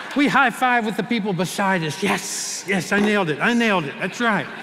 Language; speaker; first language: English; native; English